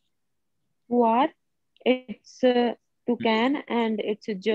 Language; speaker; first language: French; non-native, learner; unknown